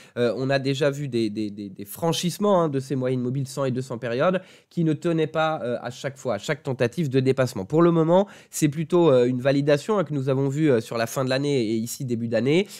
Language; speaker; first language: French; native; French